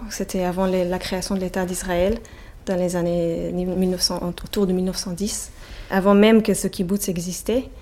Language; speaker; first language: French; non-native, fluent; Hebrew